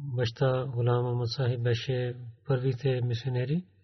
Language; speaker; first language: Bulgarian; non-native, learner; Urdu